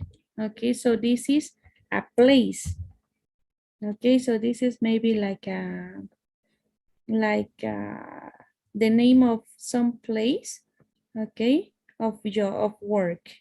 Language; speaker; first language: English; non-native, fluent; Spanish